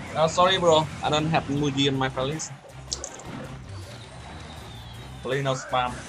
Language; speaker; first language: English; non-native, learner; Vietnamese